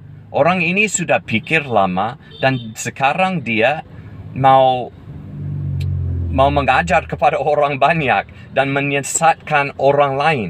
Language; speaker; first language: Indonesian; non-native, fluent; English